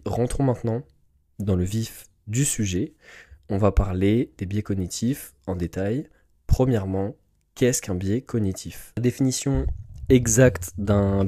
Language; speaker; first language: French; native; French